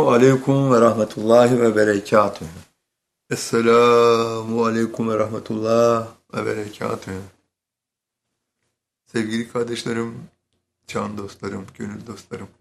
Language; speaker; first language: Turkish; native; Turkish